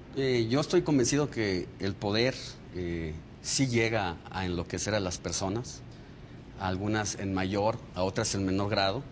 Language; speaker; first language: Spanish; native; Spanish